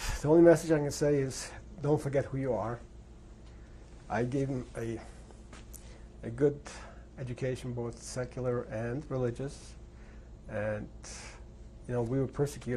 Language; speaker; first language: English; early bilingual, other home language; Yiddish